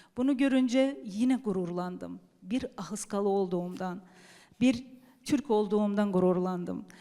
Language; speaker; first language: Turkish; early bilingual, heritage; Turkish